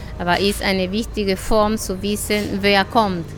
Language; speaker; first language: German; non-native, learner; Spanish